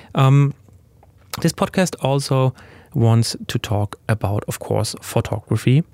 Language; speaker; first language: English; non-native, fluent; German